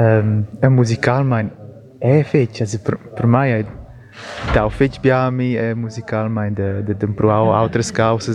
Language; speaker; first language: German; non-native, local second language; Romansh